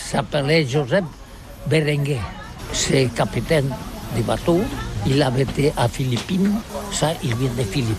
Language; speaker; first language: French; non-native, learner; Catalan